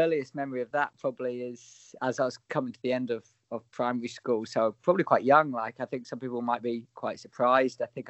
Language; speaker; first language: English; native; English